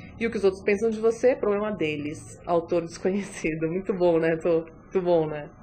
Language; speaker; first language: Portuguese; native; Portuguese